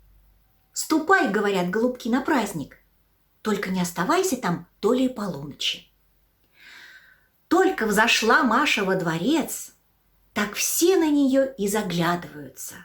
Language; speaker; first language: Russian; native; Russian